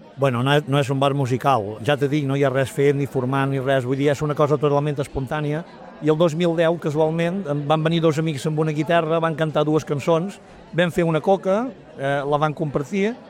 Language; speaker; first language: Catalan; native; Catalan